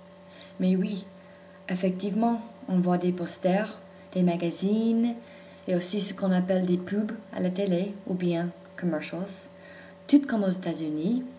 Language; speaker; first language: French; non-native, fluent; English